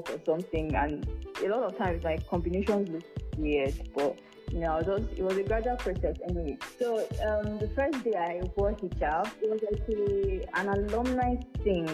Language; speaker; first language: English; non-native, local second language; Yoruba